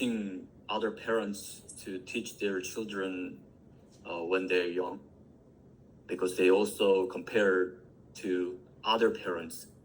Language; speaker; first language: English; non-native, learner; Korean